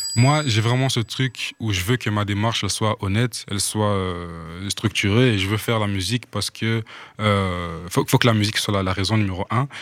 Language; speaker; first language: French; non-native, local second language; Rundi